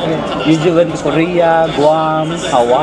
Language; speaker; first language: English; non-native, local second language; Filipino